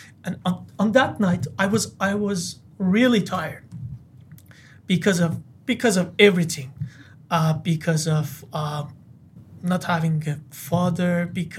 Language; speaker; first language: English; non-native, fluent; Persian